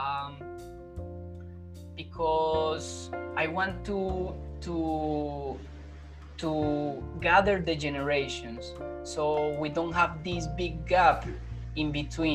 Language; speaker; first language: English; non-native, fluent; Spanish